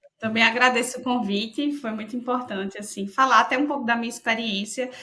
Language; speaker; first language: Portuguese; native; Portuguese